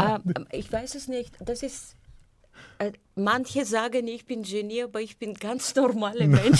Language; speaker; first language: German; non-native, fluent; Bulgarian